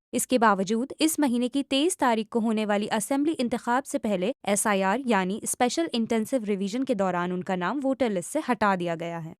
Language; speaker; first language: Urdu; native; Urdu